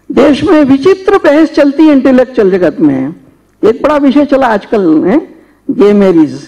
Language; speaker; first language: Hindi; native; Hindi